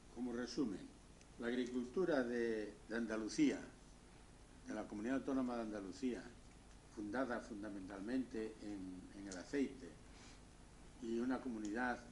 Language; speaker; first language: Spanish; native; Spanish